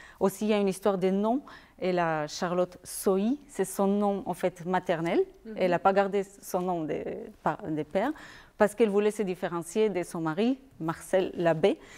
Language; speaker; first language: French; non-native, fluent; Spanish